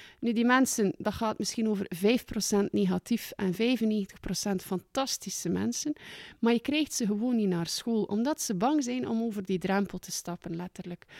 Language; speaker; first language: Dutch; native; Dutch